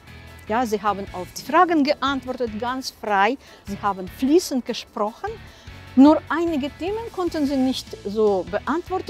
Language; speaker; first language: German; non-native, local second language; Russian